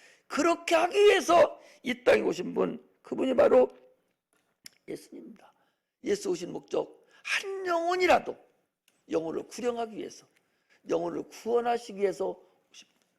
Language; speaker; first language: Korean; native; Korean